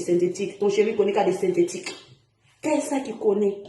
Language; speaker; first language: French; non-native, learner; Portuguese